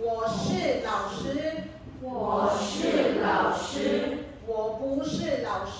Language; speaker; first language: Chinese; non-native, fluent; Filipino